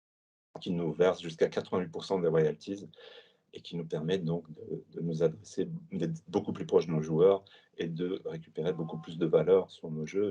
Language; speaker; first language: French; native; French